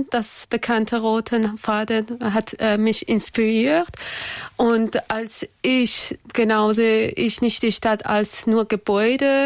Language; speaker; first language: German; non-native, learner; Persian